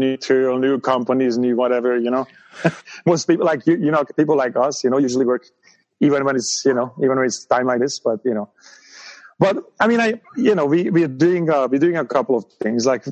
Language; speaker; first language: English; non-native, fluent; Hungarian